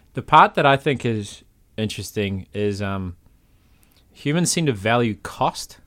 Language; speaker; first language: English; native; English